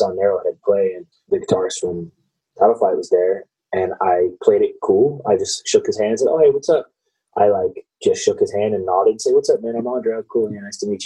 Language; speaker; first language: English; native; English